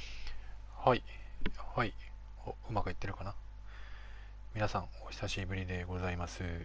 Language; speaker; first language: Japanese; native; Japanese